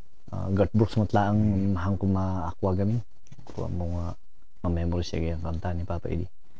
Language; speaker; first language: Filipino; non-native, local second language; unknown